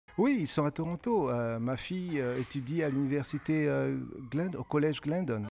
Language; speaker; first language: French; non-native, local second language; Kinyarwanda